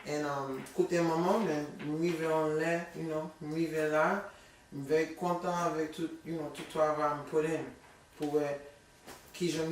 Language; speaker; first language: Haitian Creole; early bilingual, heritage; English